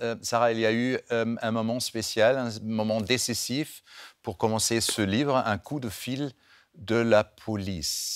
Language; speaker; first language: French; non-native, fluent; German